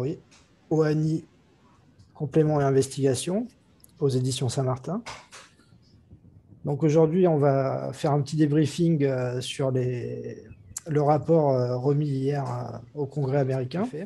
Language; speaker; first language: French; native; French